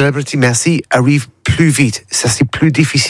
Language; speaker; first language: French; non-native, learner; English